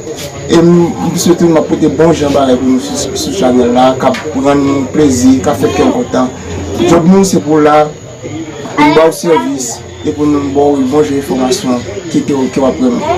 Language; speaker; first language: French; non-native, learner; Haitian Creole